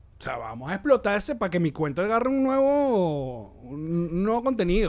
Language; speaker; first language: Spanish; native; Spanish